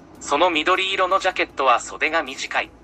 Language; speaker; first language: Japanese; non-native, learner; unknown